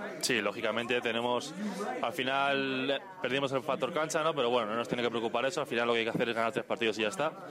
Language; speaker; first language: Spanish; native; Spanish